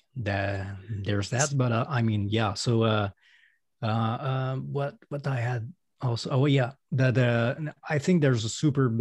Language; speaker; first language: English; non-native, fluent; French